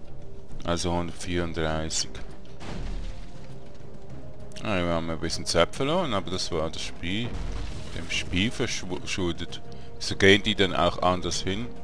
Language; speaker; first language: German; native; German